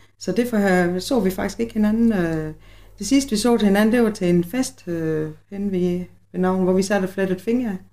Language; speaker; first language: Danish; native; Danish